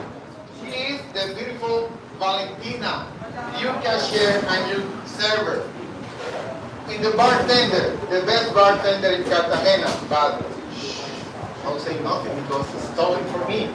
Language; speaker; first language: English; non-native, learner; Spanish